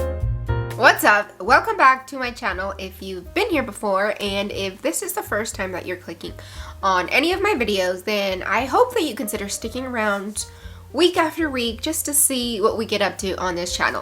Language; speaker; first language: English; native; English